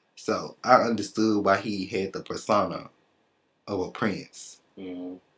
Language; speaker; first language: English; native; English